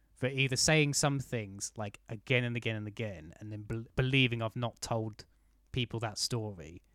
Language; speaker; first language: English; native; English